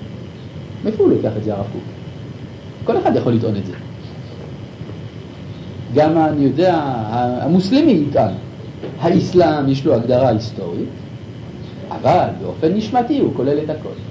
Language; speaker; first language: Hebrew; non-native, fluent; French